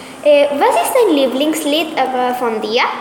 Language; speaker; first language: German; non-native, learner; Spanish